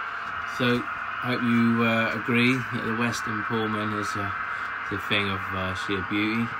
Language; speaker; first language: English; native; English